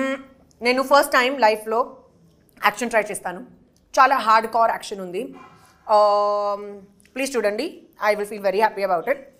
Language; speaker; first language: Telugu; non-native, local second language; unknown